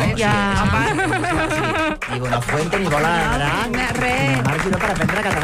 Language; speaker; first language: Catalan; native; Catalan